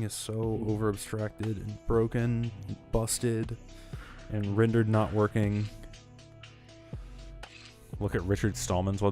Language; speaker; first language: English; native; English